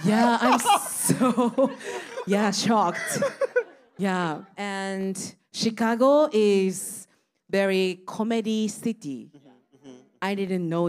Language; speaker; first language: English; non-native, learner; Japanese